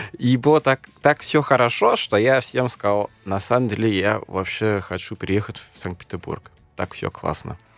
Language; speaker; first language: Russian; non-native, fluent; German